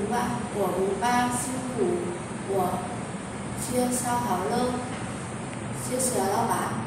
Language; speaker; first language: Chinese; non-native, learner; Vietnamese